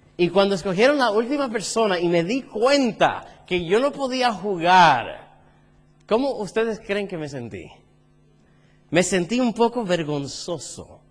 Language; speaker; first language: Spanish; early bilingual, heritage; Spanish